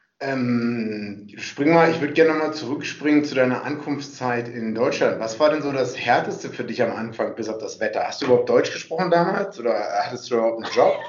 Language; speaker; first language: German; native; German